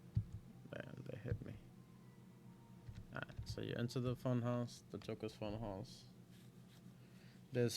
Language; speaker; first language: English; native; English